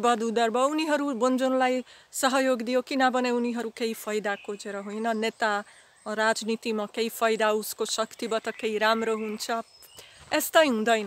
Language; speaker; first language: Nepali; non-native, learner; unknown